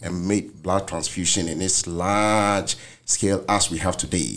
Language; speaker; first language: English; non-native, local second language; Akan